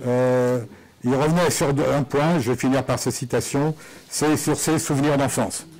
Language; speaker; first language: French; native; French